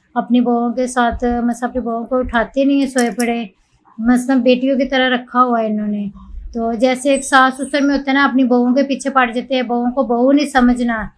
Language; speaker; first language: Urdu; non-native, local second language; Punjabi